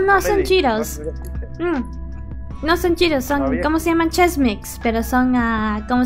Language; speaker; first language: Spanish; early bilingual, heritage; Spanish